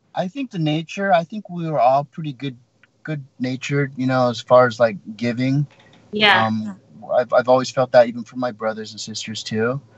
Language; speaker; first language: English; native; English